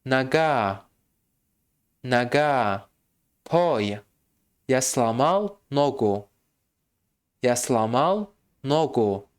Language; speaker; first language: Russian; non-native, fluent; Tajik